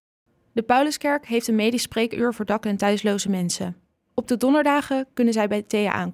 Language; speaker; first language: Dutch; native; Dutch